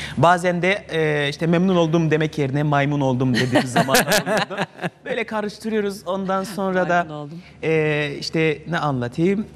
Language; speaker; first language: Turkish; non-native, fluent; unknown